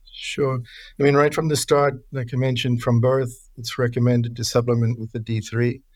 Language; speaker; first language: English; native; English